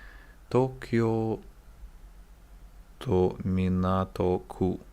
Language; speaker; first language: Japanese; non-native, learner; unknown